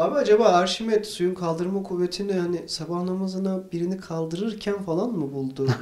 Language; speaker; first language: Turkish; native; Turkish